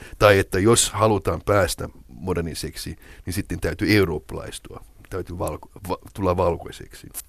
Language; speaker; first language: Finnish; non-native, local second language; Swedish